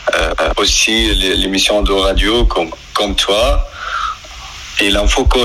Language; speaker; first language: French; non-native, learner; Arabic